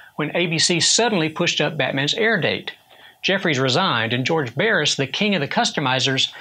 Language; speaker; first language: English; native; English